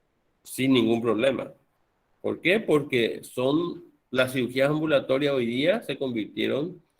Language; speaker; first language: Spanish; native; Spanish